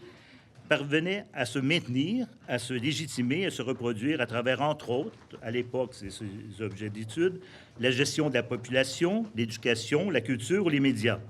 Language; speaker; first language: French; native; French